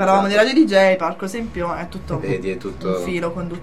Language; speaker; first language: Italian; native; Italian